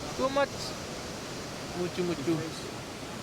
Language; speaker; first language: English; non-native, learner; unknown